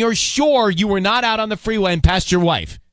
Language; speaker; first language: English; native; English